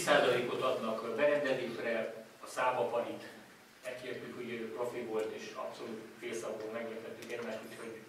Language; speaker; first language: Hungarian; native; Hungarian